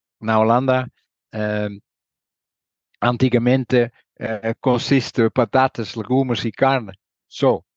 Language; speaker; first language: Portuguese; non-native, learner; Dutch